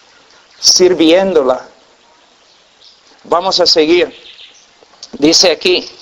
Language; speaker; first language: Spanish; non-native, fluent; English